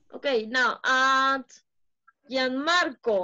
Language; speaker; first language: English; non-native, fluent; Spanish